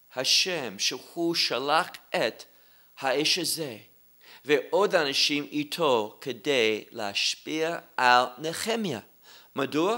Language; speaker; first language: Hebrew; non-native, fluent; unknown